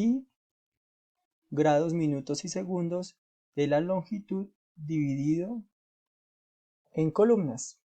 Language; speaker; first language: Spanish; native; Spanish